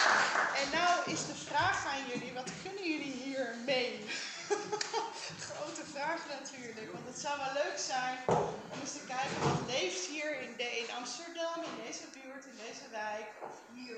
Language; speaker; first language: Dutch; native; Dutch